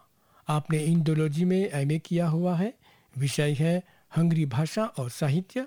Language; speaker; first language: Hindi; native; Hindi